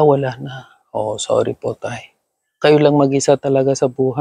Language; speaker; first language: Filipino; non-native, learner; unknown